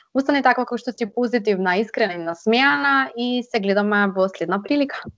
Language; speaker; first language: Macedonian; native; Macedonian